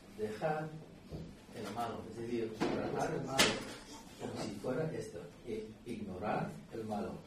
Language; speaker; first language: Spanish; non-native, fluent; English